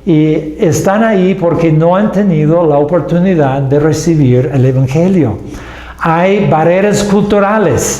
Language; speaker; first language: Spanish; non-native, fluent; English